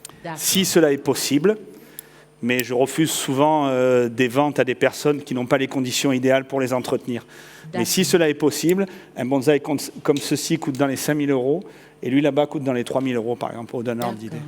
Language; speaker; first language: French; native; French